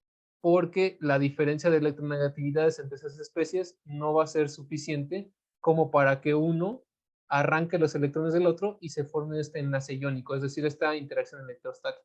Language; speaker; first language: Spanish; native; Spanish